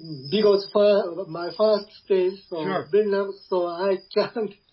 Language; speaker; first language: English; non-native, learner; Japanese